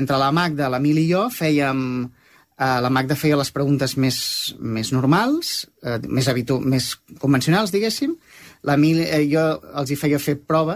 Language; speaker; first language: Catalan; native; Catalan